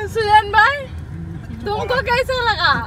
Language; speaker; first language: Hindi; non-native, local second language; Bangla